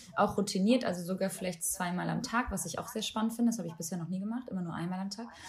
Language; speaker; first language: German; early bilingual, other home language; Albanian